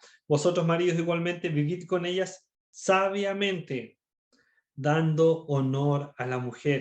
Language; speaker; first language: Spanish; native; Spanish